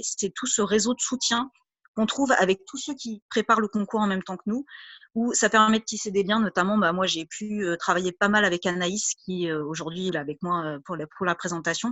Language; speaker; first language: French; native; French